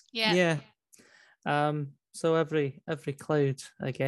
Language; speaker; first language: English; native; English